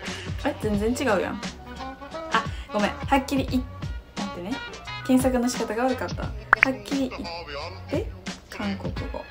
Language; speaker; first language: Japanese; native; Japanese